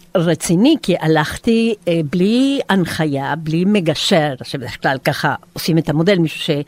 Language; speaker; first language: Hebrew; non-native, fluent; Spanish